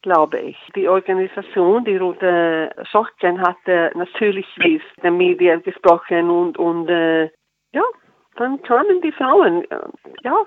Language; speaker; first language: German; non-native, fluent; Icelandic